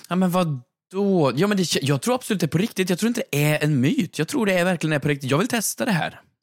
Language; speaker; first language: Swedish; native; Swedish